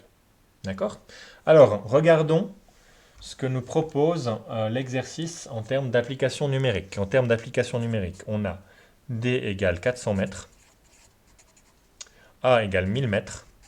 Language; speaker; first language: French; native; French